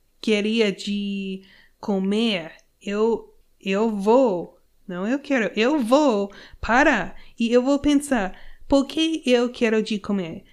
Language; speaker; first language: Portuguese; non-native, learner; English